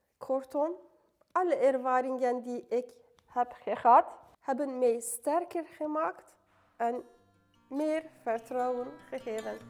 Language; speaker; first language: Dutch; non-native, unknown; Turkish